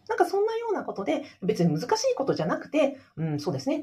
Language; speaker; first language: Japanese; native; Japanese